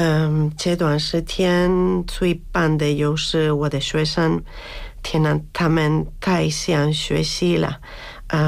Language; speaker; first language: Chinese; non-native, learner; Spanish